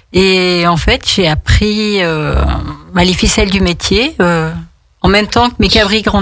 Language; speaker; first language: French; native; French